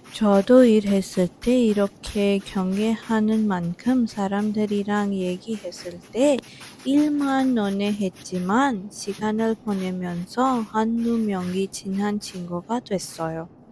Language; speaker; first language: Korean; non-native, fluent; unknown